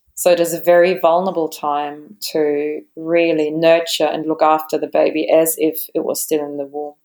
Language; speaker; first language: English; non-native, fluent; German